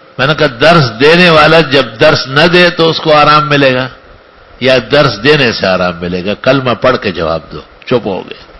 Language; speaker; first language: Urdu; non-native, local second language; Pashto